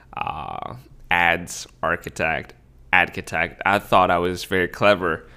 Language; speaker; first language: English; early bilingual, other home language; Spanish